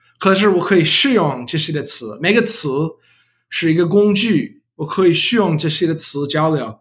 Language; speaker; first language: Chinese; non-native, learner; English